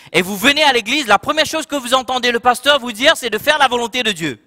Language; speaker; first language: French; non-native, local second language; Morisyen